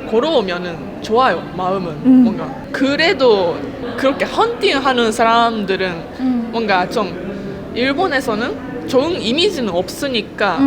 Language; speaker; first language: Korean; non-native, fluent; Japanese